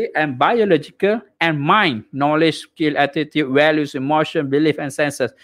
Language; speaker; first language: English; non-native, local second language; Malay